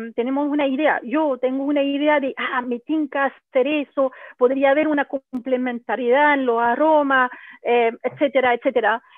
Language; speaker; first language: Spanish; non-native, fluent; French